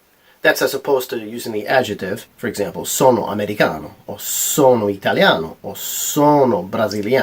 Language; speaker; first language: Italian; non-native, fluent; English